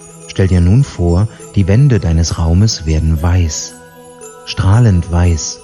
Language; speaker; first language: German; native; German